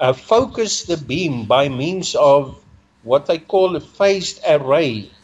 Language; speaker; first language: English; non-native, local second language; Afrikaans